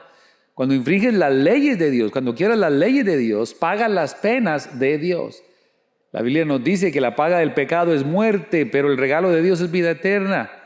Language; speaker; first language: Spanish; native; Spanish